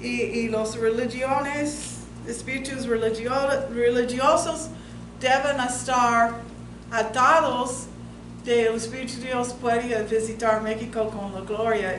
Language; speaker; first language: Spanish; non-native, fluent; English